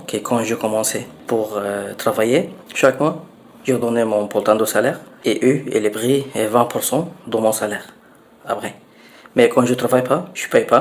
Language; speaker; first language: French; non-native, learner; Arabic